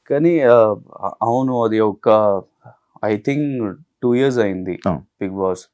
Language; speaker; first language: Telugu; non-native, learner; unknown